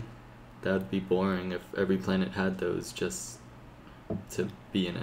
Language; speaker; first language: English; native; English